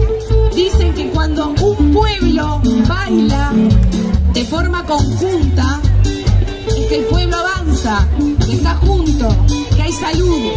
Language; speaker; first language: Spanish; native; Spanish